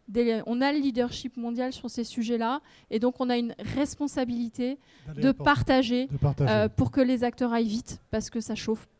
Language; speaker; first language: French; native; French